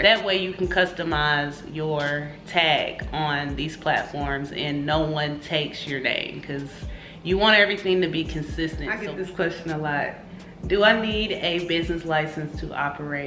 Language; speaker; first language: English; native; English